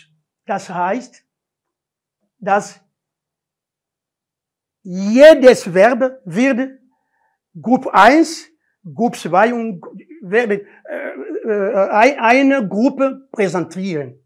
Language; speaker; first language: German; non-native, learner; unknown